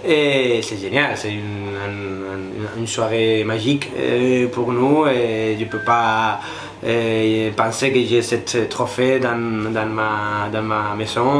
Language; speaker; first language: French; non-native, fluent; Spanish